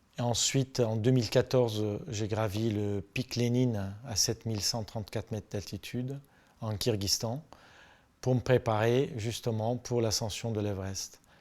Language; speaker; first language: French; non-native, local second language; Armenian